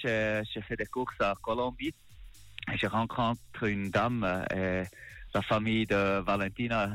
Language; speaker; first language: French; non-native, learner; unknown